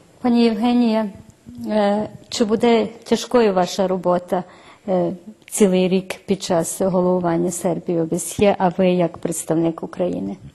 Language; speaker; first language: Ukrainian; early bilingual, heritage; Ukrainian